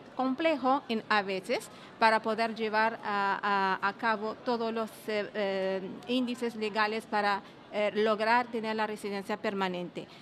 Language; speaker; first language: Spanish; non-native, fluent; Arabic